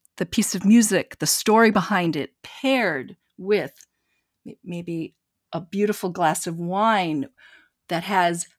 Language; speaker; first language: English; native; English